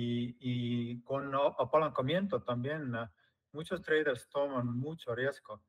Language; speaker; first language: Spanish; non-native, fluent; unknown